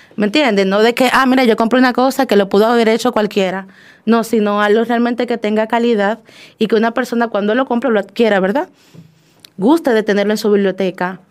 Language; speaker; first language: Spanish; native; Spanish